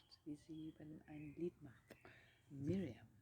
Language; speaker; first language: German; non-native, fluent; Dutch